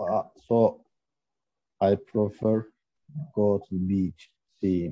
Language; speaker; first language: English; non-native, learner; Turkish